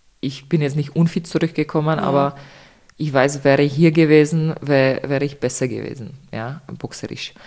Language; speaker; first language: German; non-native, fluent; Czech